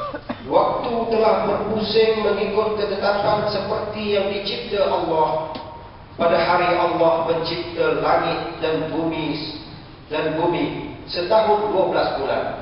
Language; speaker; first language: Malay; native; Malay